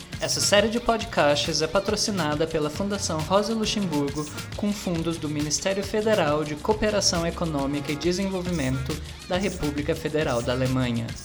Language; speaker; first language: Portuguese; native; Portuguese